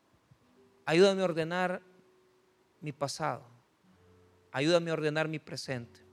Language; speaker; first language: Spanish; native; Spanish